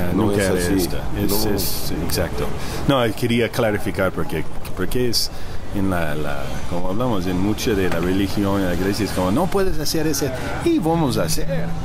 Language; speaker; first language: Spanish; early bilingual, heritage; Spanish